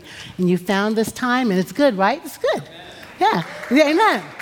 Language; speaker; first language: English; native; English